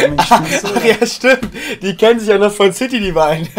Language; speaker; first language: German; native; German